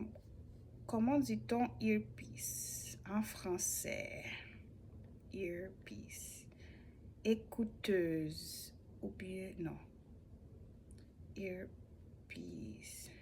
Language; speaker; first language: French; non-native, learner; English